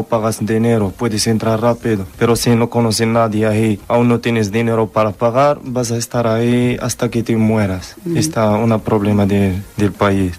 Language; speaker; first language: Spanish; non-native, learner; Arabic